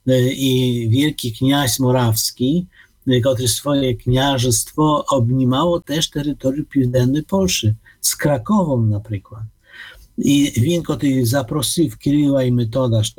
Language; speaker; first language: Polish; non-native, learner; Ukrainian